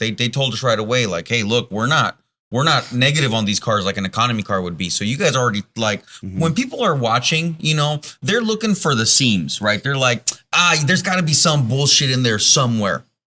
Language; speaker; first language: English; native; English